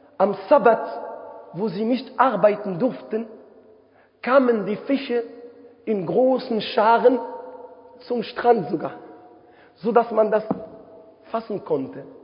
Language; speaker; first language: German; non-native, fluent; Arabic